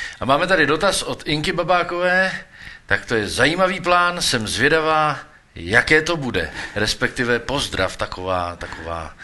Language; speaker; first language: Czech; native; Czech